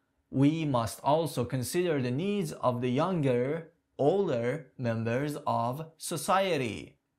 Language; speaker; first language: English; non-native, fluent; Persian